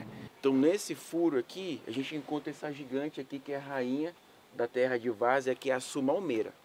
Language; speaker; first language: Portuguese; native; Portuguese